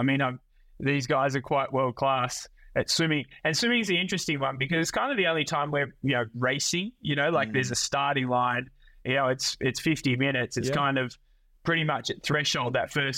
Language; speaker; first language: English; native; English